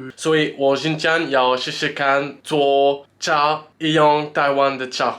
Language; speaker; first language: Chinese; non-native, learner; French